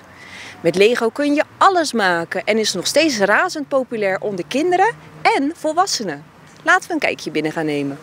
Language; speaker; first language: Dutch; native; Dutch